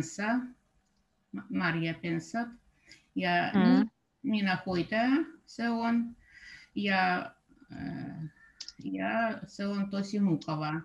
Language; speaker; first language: Finnish; non-native, learner; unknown